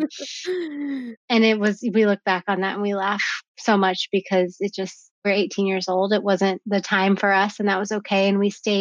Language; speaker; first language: English; native; English